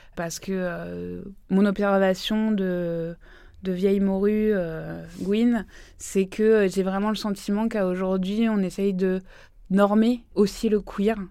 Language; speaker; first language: French; native; French